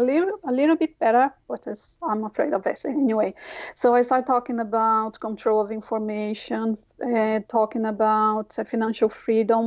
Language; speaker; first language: English; non-native, fluent; Portuguese